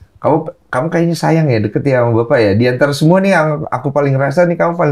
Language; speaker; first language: Indonesian; native; Indonesian